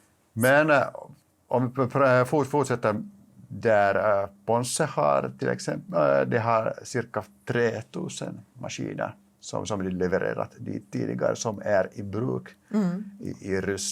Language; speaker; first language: Swedish; non-native, local second language; Finnish